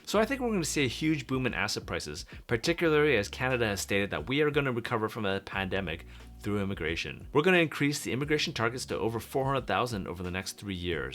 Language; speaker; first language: English; native; English